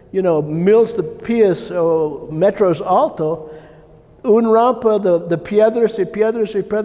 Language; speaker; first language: Spanish; non-native, learner; English